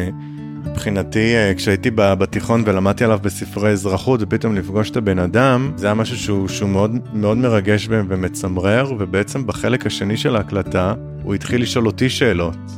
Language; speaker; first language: Hebrew; native; Hebrew